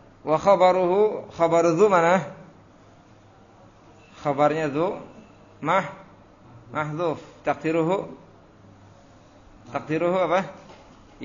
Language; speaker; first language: Arabic; non-native, fluent; Indonesian